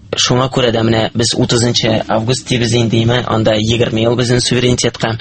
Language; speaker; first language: Tatar; native; Tatar